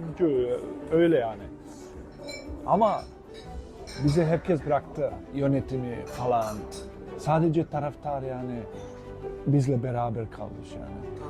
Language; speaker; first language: Turkish; non-native, fluent; Bosnian